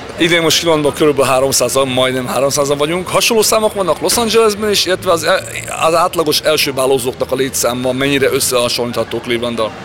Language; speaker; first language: Hungarian; early bilingual, heritage; Hungarian